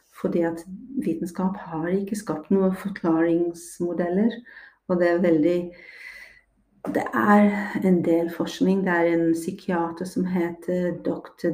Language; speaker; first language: Norwegian; non-native, fluent; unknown